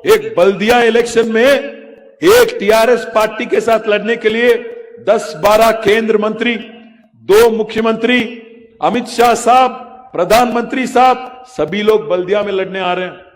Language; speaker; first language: Hindi; non-native, local second language; Telugu